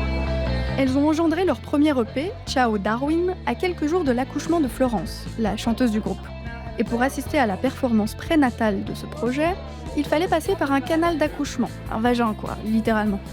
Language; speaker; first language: French; native; French